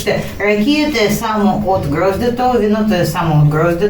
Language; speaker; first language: Bulgarian; non-native, fluent; Russian